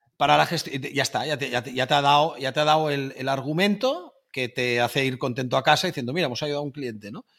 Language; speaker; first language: Spanish; native; Spanish